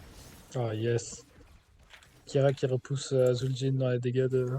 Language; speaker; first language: French; native; French